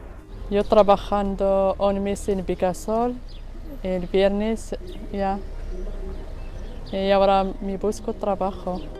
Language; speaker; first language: Spanish; non-native, learner; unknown